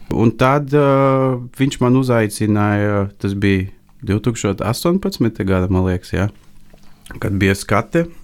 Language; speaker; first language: Latvian; non-native, fluent; Bulgarian